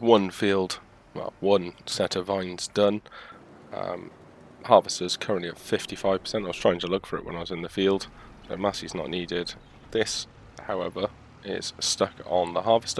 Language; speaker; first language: English; native; English